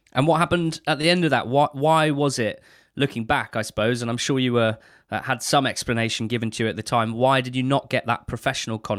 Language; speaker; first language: English; native; English